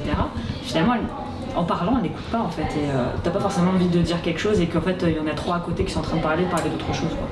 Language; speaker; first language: French; native; French